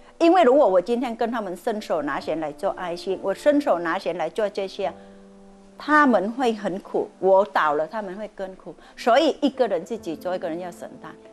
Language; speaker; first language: Chinese; non-native, fluent; Vietnamese